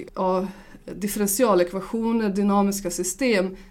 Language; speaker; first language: Swedish; early bilingual, other home language; Bosnian